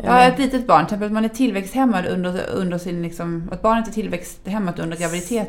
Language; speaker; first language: Swedish; native; Swedish